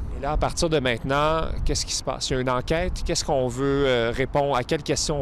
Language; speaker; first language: French; native; French